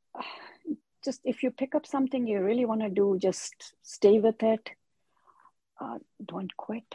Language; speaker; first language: English; non-native, local second language; Hindi